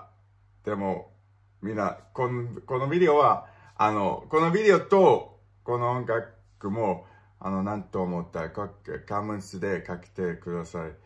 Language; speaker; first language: Japanese; non-native, learner; English